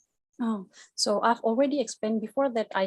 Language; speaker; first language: English; non-native, fluent; Indonesian